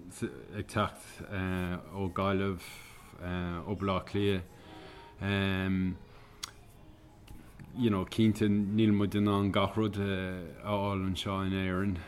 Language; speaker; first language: Irish; non-native, local second language; English